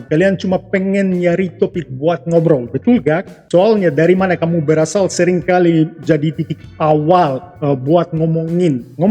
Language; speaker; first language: Indonesian; non-native, fluent; Russian